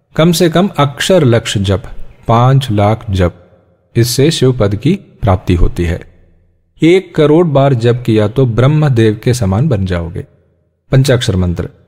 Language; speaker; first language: Hindi; native; Hindi